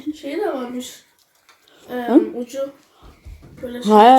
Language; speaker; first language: Turkish; early bilingual, heritage; Turkish